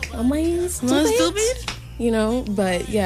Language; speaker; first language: English; non-native, local second language; Akan